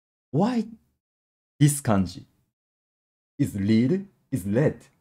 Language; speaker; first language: English; non-native, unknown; Japanese